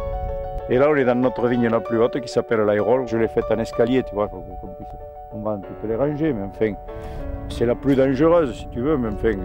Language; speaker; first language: French; native; French